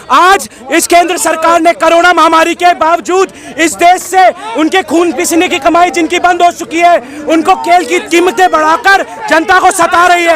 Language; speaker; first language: Hindi; native; Hindi